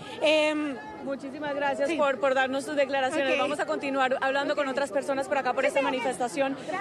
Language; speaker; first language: Spanish; native; Spanish